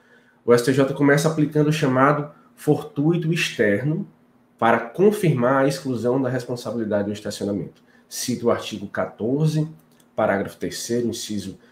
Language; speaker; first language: Portuguese; native; Portuguese